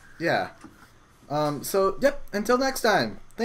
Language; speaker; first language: English; native; English